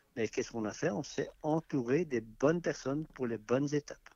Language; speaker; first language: French; native; French